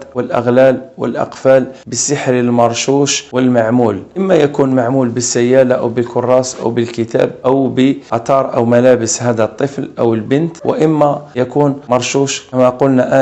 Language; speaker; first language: Arabic; native; Arabic